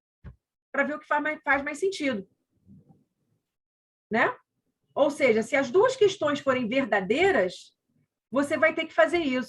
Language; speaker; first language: Portuguese; native; Portuguese